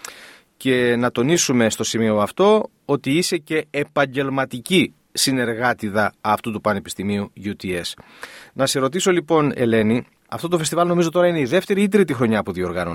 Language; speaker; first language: Greek; native; Greek